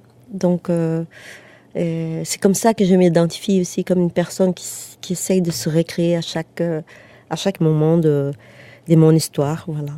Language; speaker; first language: French; non-native, fluent; Portuguese